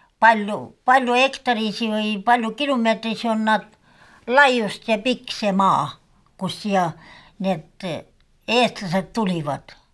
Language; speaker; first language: Estonian; early bilingual, heritage; Estonian